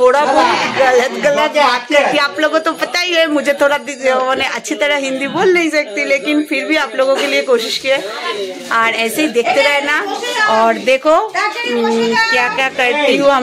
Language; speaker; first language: Hindi; non-native, local second language; Bangla